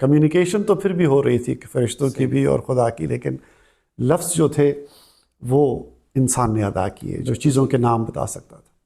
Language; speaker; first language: Urdu; non-native, local second language; Pashto